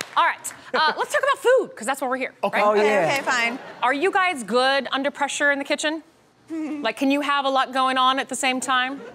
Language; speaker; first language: English; native; English